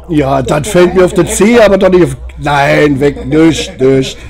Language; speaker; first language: German; native; German